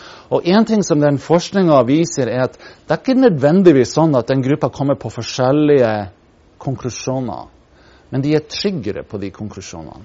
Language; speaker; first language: Norwegian; non-native, fluent; English